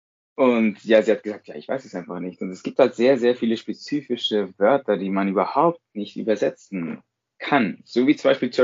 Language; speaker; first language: German; non-native, fluent; Spanish